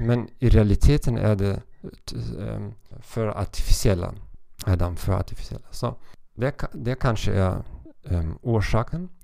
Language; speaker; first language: Swedish; non-native, learner; German